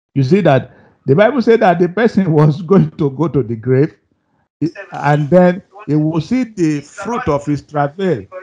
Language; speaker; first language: English; non-native, local second language; Yoruba